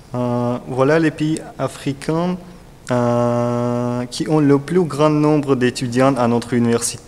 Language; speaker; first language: French; non-native, learner; Russian